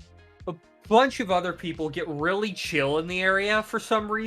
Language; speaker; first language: English; native; English